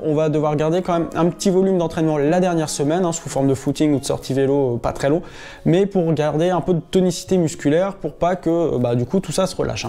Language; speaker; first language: French; native; French